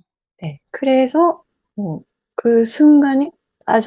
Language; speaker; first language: Korean; non-native, learner; Japanese